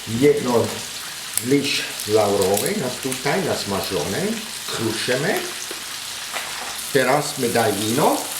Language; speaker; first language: Polish; non-native, learner; German